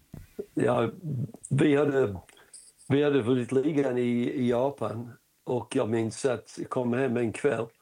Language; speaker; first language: Swedish; non-native, fluent; English